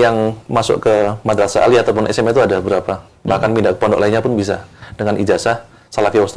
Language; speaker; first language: Indonesian; native; Indonesian